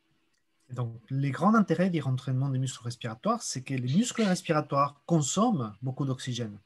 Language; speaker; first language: French; native; French